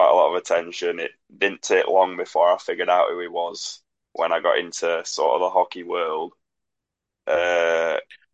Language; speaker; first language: English; native; English